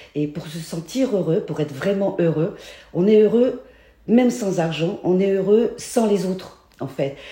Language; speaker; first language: French; native; French